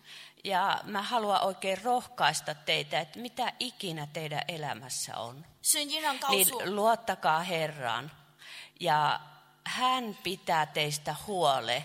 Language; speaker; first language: Finnish; non-native, fluent; Chinese